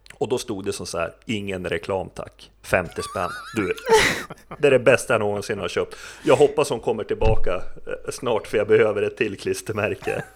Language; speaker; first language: Swedish; native; Swedish